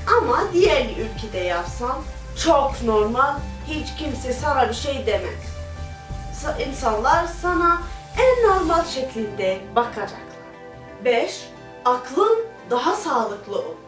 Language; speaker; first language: Turkish; non-native, learner; Arabic